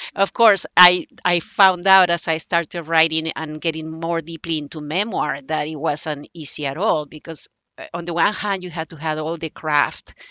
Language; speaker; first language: English; non-native, fluent; Spanish